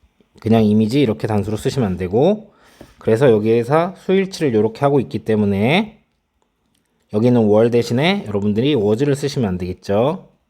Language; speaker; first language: Korean; native; Korean